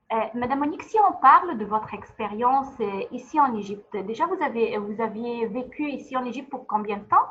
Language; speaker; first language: French; non-native, fluent; Arabic